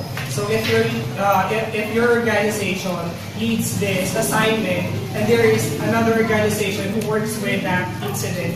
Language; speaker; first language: English; non-native, local second language; Filipino